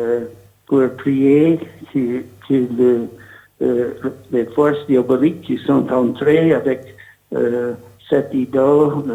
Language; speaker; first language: French; non-native, learner; English